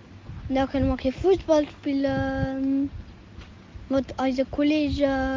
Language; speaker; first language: German; non-native, local second language; Luxembourgish